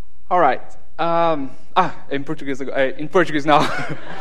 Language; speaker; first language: English; non-native, learner; Portuguese